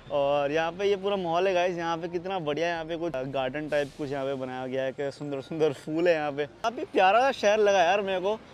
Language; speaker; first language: Hindi; native; Hindi